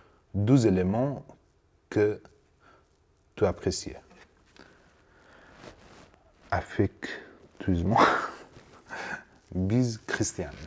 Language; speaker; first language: French; non-native, learner; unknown